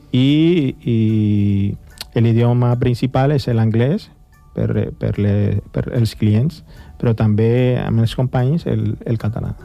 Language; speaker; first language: Catalan; non-native, fluent; Spanish